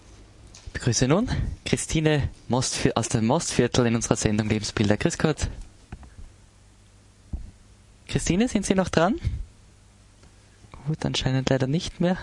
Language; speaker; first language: German; native; German